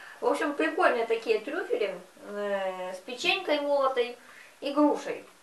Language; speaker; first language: Russian; native; Russian